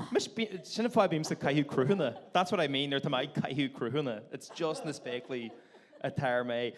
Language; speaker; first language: Irish; non-native, local second language; English